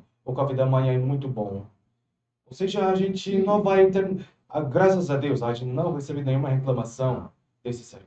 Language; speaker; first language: Portuguese; non-native, fluent; Turkish